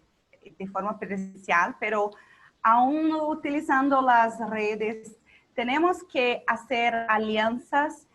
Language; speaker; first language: Spanish; non-native, local second language; Portuguese